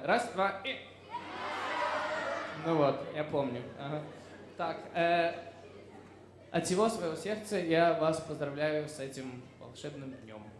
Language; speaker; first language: Russian; early bilingual, heritage; Russian